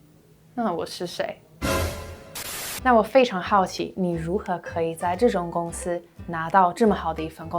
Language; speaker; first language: Chinese; early bilingual, heritage; English